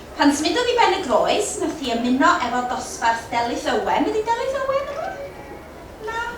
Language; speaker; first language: Welsh; native; Welsh